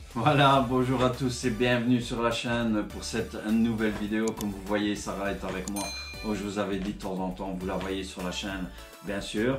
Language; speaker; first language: French; native; French